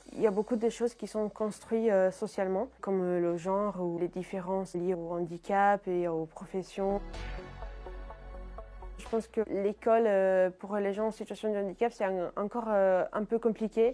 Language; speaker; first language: French; non-native, fluent; Italian